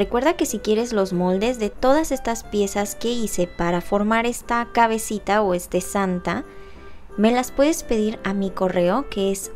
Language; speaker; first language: Spanish; native; Spanish